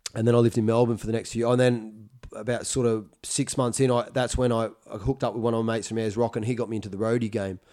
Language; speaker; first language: English; native; English